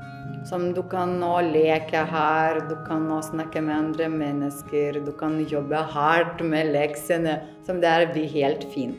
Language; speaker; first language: Norwegian; non-native, learner; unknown